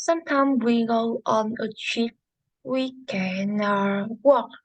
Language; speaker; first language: English; non-native, learner; Vietnamese